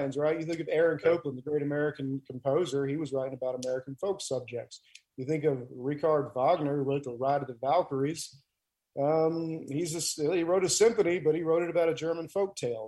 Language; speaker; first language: English; native; English